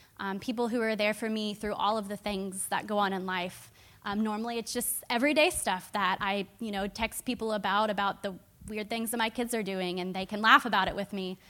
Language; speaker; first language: English; native; English